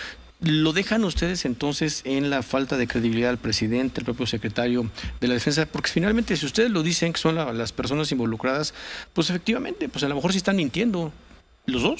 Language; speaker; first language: Spanish; native; Spanish